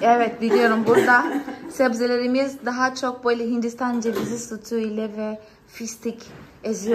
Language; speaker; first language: Turkish; non-native, fluent; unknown